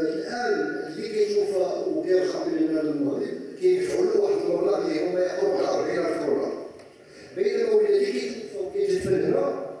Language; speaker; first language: Arabic; native; Arabic